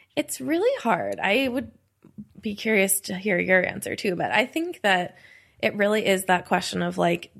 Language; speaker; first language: English; native; English